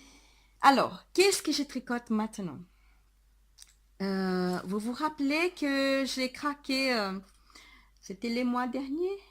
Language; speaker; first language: French; non-native, fluent; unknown